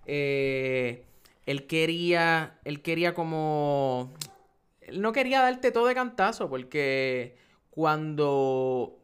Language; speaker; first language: Spanish; native; Spanish